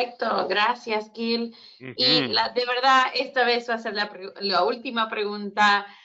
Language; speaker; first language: Spanish; early bilingual, heritage; Spanish